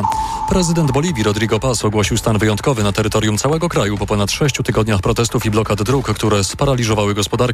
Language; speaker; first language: Polish; native; Polish